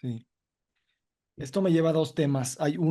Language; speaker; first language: Spanish; native; Spanish